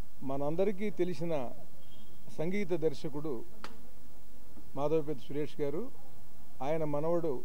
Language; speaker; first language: Telugu; native; Telugu